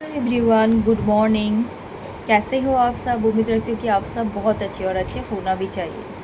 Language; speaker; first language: Hindi; non-native, local second language; Bangla